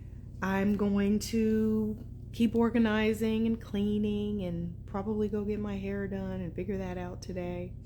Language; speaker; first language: English; native; English